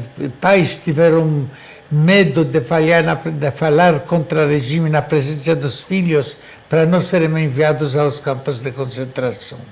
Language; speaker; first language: Portuguese; non-native, fluent; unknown